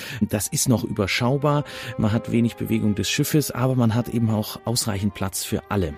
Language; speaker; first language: German; native; German